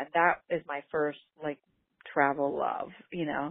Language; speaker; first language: English; native; English